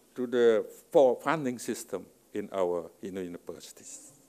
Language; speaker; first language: English; non-native, fluent; Indonesian